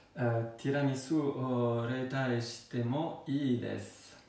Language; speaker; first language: Japanese; non-native, learner; Italian